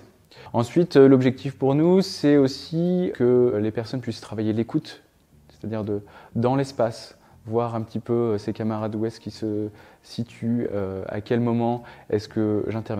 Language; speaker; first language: French; native; French